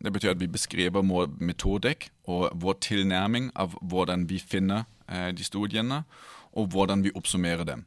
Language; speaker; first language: Norwegian; non-native, fluent; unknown